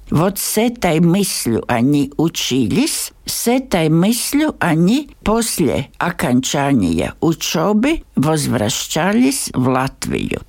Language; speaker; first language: Russian; native; Russian